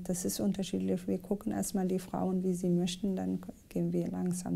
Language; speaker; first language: German; non-native, learner; Somali